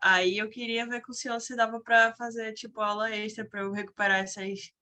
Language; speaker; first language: Portuguese; native; Portuguese